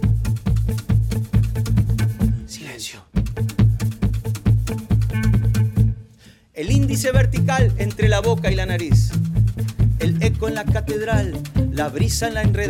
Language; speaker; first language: English; non-native, fluent; Spanish